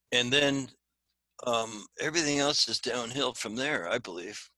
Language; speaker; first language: English; native; English